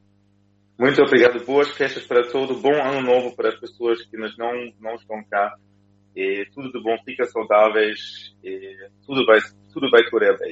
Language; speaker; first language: Portuguese; non-native, fluent; German